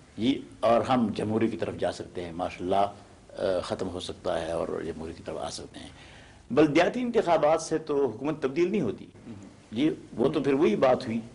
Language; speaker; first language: Urdu; non-native, local second language; Pashto